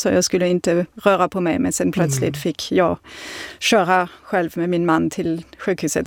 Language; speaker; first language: Swedish; non-native, fluent; French